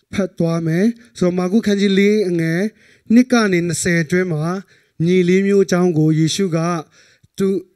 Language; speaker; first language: Burmese; non-native, local second language; Tedim Chin